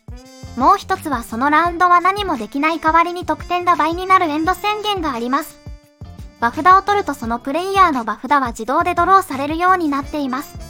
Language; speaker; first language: Japanese; native; Japanese